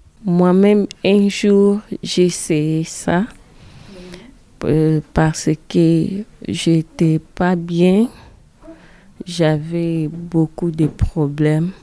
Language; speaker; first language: French; non-native, learner; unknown